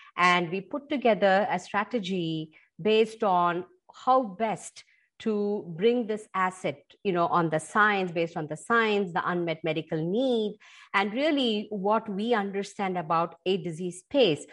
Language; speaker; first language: English; non-native, local second language; Tamil